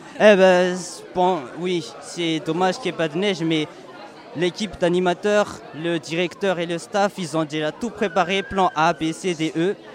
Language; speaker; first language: French; non-native, local second language; Malagasy